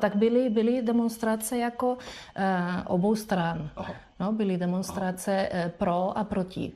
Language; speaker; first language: Czech; non-native, fluent; Spanish